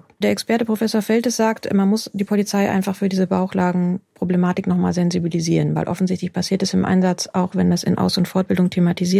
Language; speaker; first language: German; native; German